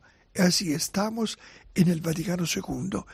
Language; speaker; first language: Spanish; non-native, fluent; Italian